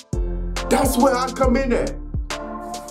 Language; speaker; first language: English; native; English